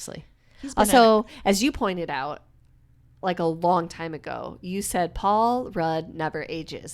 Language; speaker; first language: English; native; English